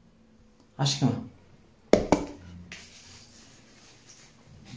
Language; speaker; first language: English; non-native, learner; Filipino